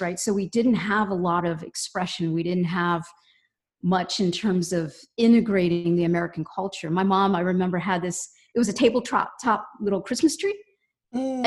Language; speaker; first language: English; native; English